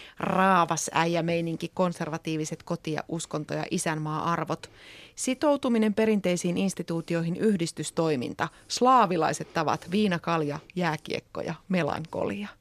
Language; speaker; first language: Finnish; native; Finnish